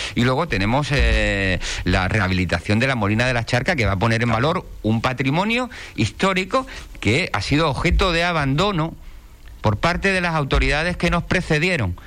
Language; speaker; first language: Spanish; native; Spanish